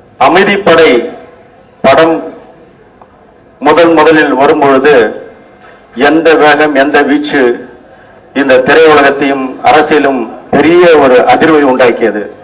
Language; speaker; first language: Tamil; native; Tamil